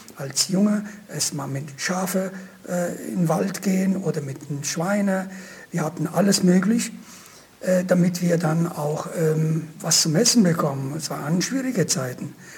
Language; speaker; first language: German; non-native, fluent; Italian